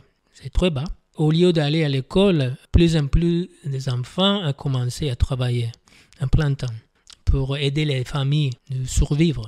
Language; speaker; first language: French; non-native, fluent; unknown